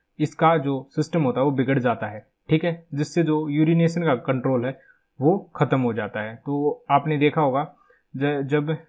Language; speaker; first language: Hindi; native; Hindi